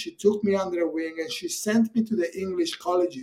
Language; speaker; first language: English; non-native, fluent; Italian